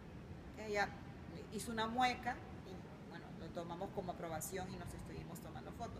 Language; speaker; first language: Spanish; early bilingual, heritage; Spanish